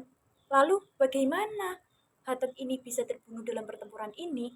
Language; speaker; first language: Indonesian; native; Indonesian